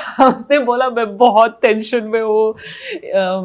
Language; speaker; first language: Hindi; non-native, local second language; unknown